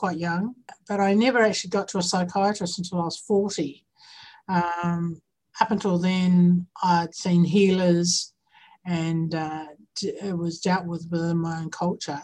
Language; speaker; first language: English; native; English